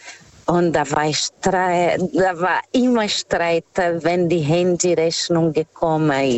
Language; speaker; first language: German; non-native, fluent; Portuguese